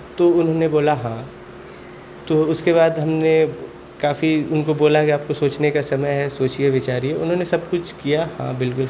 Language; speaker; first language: Hindi; native; Hindi